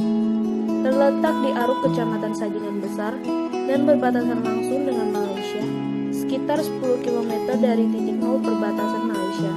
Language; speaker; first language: Indonesian; native; Indonesian